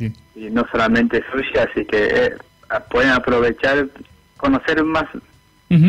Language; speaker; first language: Spanish; non-native, fluent; Japanese